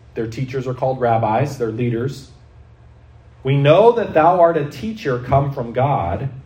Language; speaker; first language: English; native; English